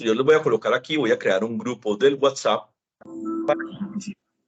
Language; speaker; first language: Spanish; native; Spanish